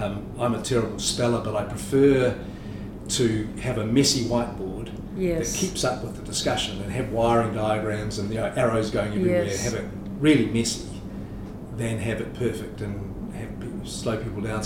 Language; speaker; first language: English; native; English